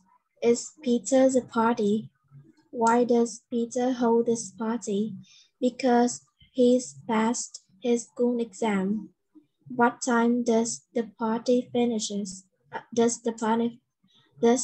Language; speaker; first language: English; non-native, learner; Vietnamese